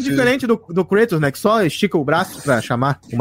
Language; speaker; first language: Portuguese; native; Portuguese